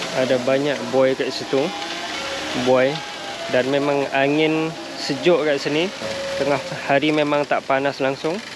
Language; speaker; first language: Malay; non-native, fluent; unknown